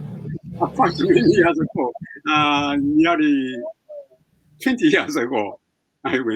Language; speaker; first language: English; non-native, fluent; Japanese